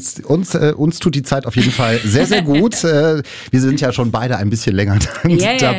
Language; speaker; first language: German; native; German